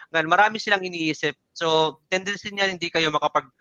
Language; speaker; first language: Filipino; non-native, local second language; Cebuano